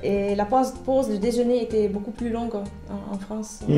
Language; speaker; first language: French; non-native, fluent; Finnish